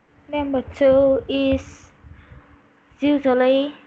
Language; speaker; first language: English; non-native, learner; Vietnamese